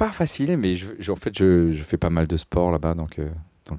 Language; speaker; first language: French; native; French